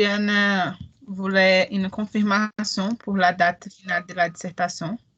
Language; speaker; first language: French; non-native, learner; Portuguese